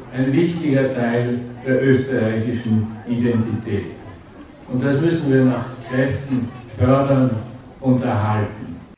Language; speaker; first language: German; native; German